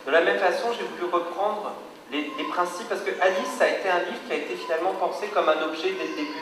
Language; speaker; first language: French; native; French